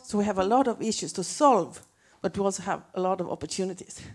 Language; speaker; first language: English; non-native, fluent; Swedish